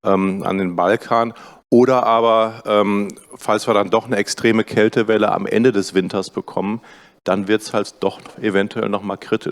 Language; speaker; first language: German; native; German